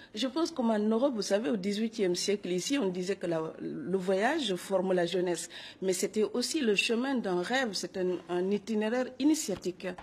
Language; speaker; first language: French; non-native, local second language; Serer